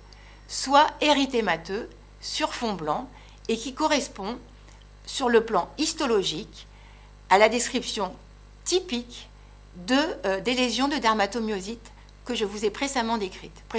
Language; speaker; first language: French; native; French